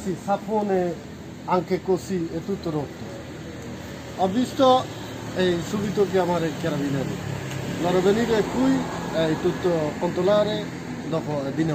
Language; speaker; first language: Italian; non-native, learner; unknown